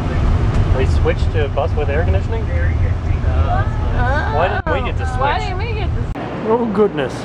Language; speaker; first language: English; native; English